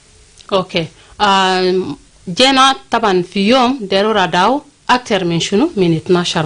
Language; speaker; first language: Arabic; non-native, local second language; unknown